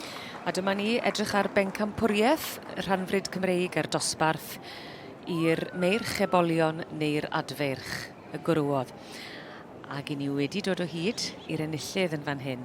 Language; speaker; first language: Welsh; native; Welsh